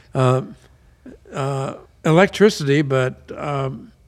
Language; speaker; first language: English; native; English